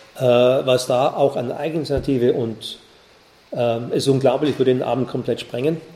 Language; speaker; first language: German; native; German